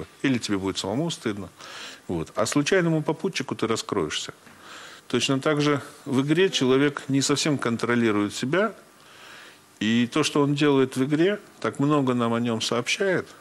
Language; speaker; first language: Russian; native; Russian